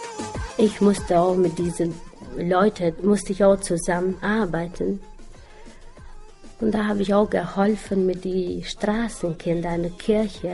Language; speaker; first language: German; non-native, learner; Albanian